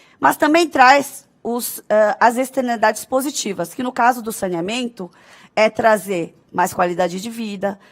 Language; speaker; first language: Portuguese; early bilingual, other home language; Korean